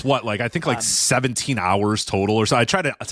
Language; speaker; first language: English; native; English